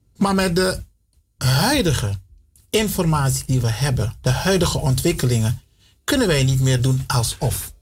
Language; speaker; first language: Dutch; non-native, local second language; Sranan Tongo